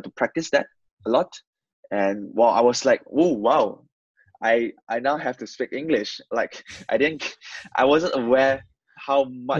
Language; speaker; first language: English; non-native, local second language; Chinese